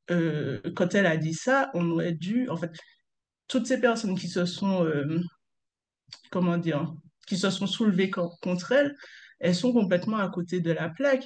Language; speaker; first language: French; native; French